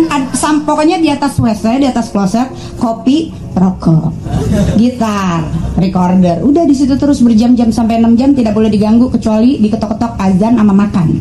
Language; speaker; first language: Indonesian; native; Indonesian